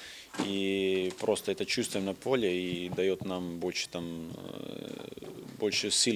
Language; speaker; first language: Russian; non-native, fluent; Serbian